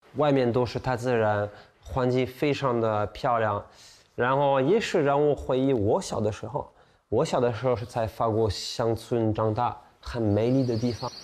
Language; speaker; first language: Chinese; non-native, fluent; French